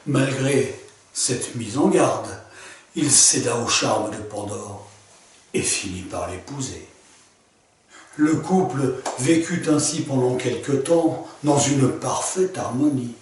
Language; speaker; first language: French; native; French